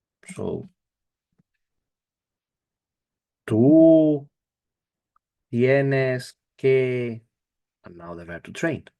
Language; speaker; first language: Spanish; non-native, learner; English